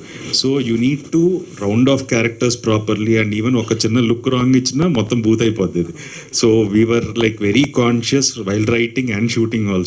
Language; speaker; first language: Telugu; native; Telugu